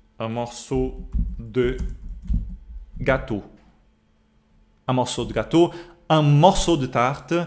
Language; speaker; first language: French; non-native, fluent; Portuguese